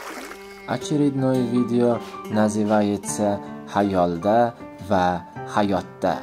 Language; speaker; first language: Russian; non-native, local second language; Uzbek